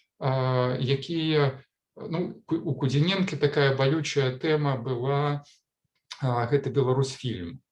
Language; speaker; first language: Belarusian; non-native, local second language; Russian